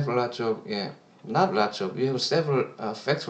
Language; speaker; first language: English; non-native, learner; Korean